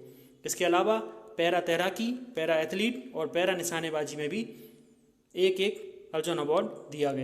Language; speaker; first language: Hindi; native; Hindi